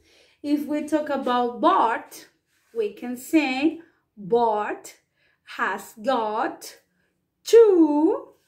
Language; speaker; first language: English; non-native, fluent; Spanish